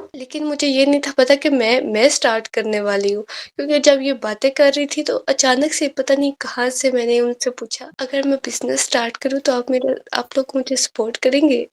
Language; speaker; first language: Urdu; native; Urdu